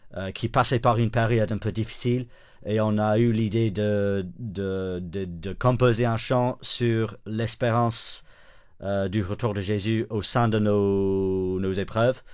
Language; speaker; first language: French; non-native, fluent; English